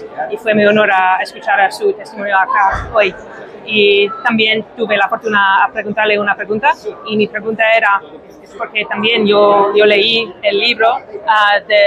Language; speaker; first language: Spanish; non-native, fluent; English